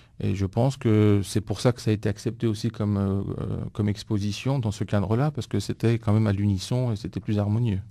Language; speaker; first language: French; non-native, fluent; Greek